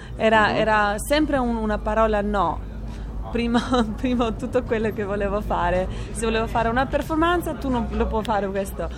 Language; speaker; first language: Italian; non-native, learner; Albanian